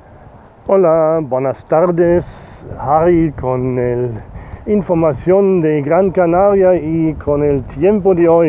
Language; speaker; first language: Spanish; non-native, learner; German